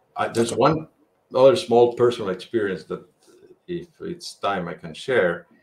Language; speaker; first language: English; non-native, fluent; Spanish